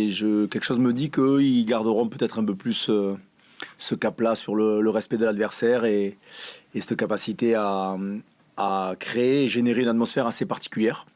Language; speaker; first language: French; native; French